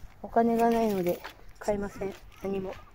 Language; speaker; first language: Japanese; native; Japanese